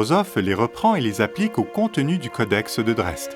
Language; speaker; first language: French; native; French